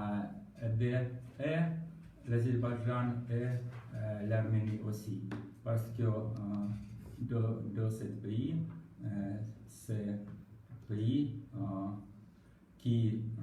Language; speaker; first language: French; non-native, learner; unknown